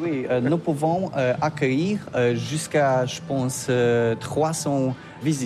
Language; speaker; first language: French; non-native, learner; Polish